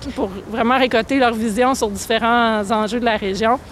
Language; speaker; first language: French; native; French